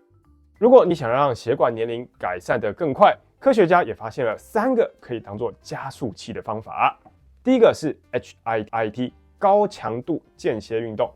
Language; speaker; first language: Chinese; native; Chinese